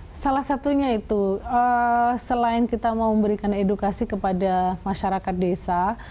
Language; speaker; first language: Indonesian; native; Indonesian